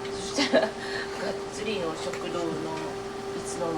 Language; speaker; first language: Japanese; native; Japanese